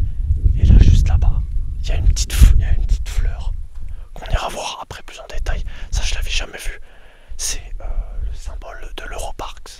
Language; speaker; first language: French; native; French